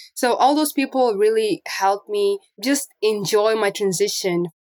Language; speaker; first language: English; non-native, local second language; Portuguese